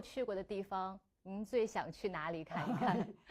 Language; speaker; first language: Chinese; native; Chinese